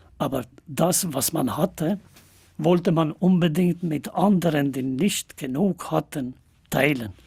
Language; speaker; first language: German; non-native, fluent; Albanian